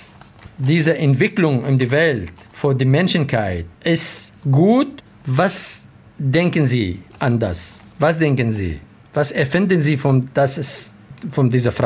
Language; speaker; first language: German; non-native, learner; Arabic